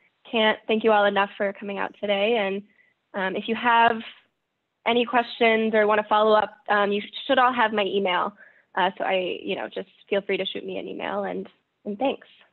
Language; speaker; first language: English; native; English